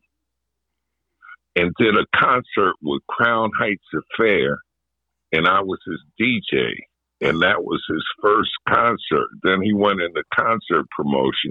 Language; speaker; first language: English; native; English